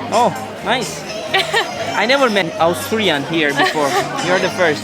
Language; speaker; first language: English; non-native, learner; Turkish